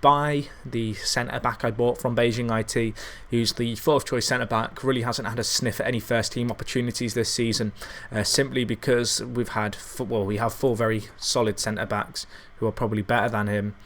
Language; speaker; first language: English; native; English